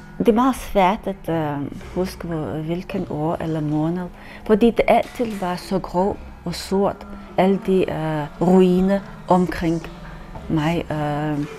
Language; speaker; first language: Danish; non-native, learner; Chechen